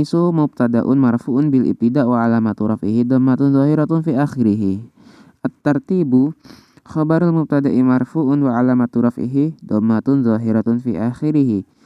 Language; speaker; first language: Arabic; non-native, fluent; Indonesian